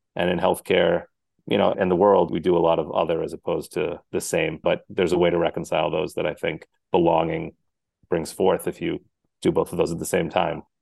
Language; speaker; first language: English; native; English